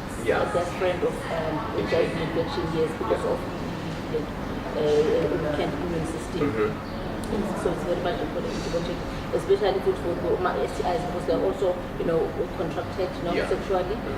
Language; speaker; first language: English; non-native, local second language; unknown